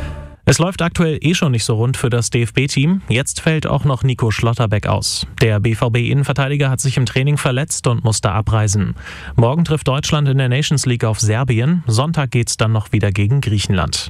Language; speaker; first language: German; native; German